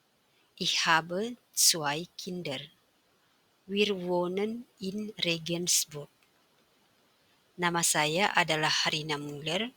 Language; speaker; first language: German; non-native, fluent; Indonesian